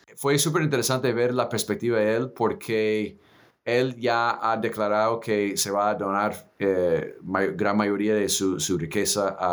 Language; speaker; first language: Spanish; non-native, fluent; English